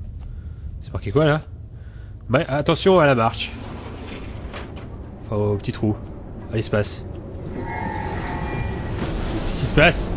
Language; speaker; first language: French; native; French